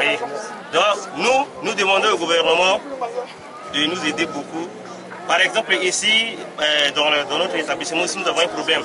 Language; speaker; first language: French; non-native, local second language; Sango